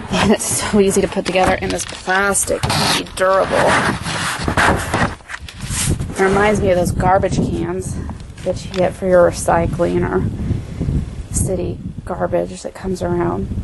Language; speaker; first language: English; native; English